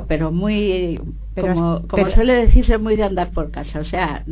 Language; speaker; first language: Spanish; native; Spanish